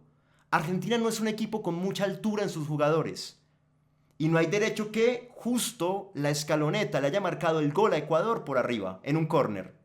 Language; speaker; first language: Spanish; native; Spanish